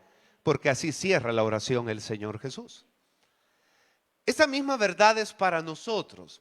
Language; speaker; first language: Spanish; native; Spanish